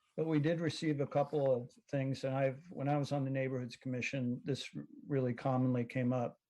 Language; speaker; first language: English; native; English